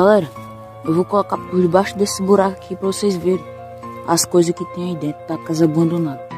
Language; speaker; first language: Portuguese; native; Portuguese